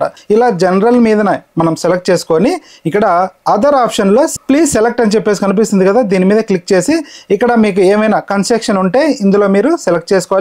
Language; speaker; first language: Telugu; native; Telugu